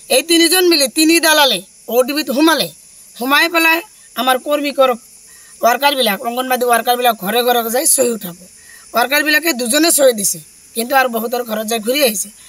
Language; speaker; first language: Assamese; native; Assamese